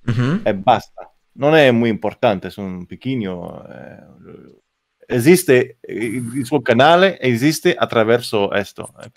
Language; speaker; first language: Italian; non-native, learner; French